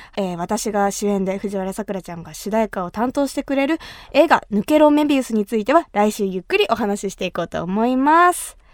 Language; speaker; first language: Japanese; native; Japanese